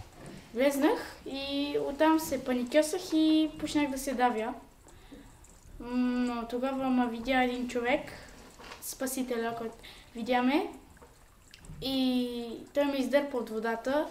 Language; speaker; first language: Bulgarian; early bilingual, heritage; Bulgarian